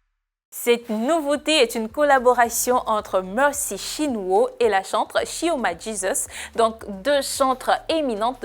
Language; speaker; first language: French; native; French